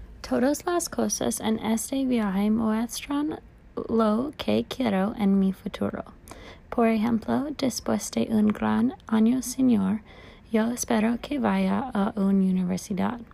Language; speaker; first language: Spanish; non-native, learner; English